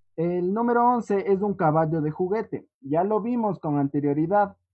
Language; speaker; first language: Spanish; native; Spanish